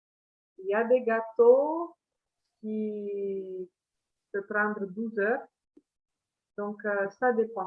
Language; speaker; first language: French; non-native, fluent; Italian